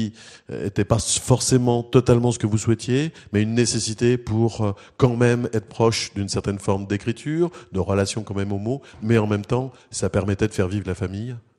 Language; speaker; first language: French; native; French